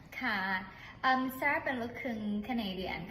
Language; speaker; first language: Thai; early bilingual, heritage; English